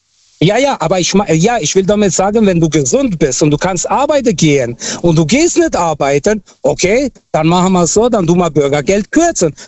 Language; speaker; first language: German; non-native, local second language; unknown